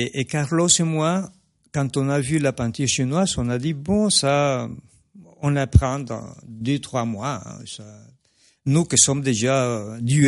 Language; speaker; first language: French; non-native, fluent; Spanish